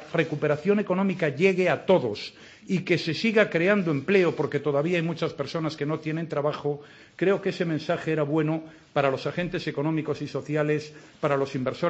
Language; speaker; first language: Spanish; native; Spanish